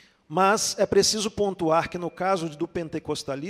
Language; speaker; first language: Portuguese; native; Portuguese